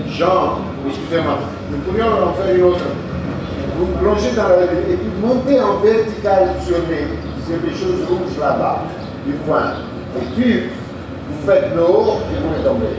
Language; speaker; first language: French; non-native, fluent; Italian